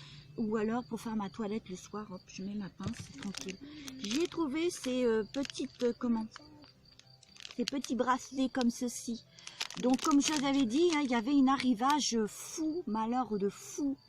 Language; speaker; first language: French; native; French